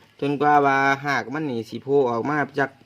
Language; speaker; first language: Thai; non-native, local second language; Northeastern Thai